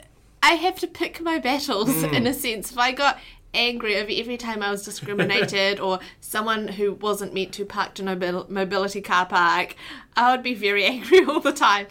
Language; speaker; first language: English; native; English